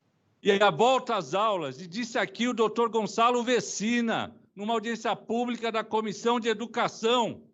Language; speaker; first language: Portuguese; native; Portuguese